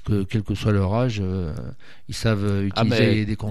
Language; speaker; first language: French; native; French